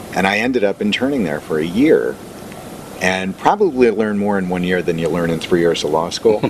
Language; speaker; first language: English; native; English